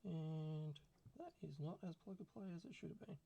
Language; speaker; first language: English; native; English